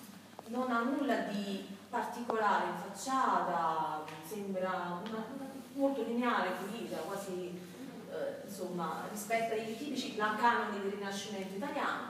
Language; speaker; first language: Italian; native; Italian